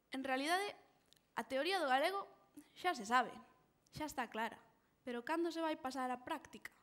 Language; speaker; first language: Galician; non-native, local second language; Spanish